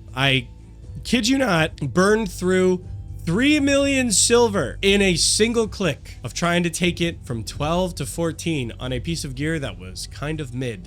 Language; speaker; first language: English; native; English